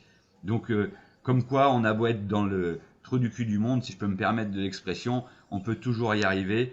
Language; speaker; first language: French; native; French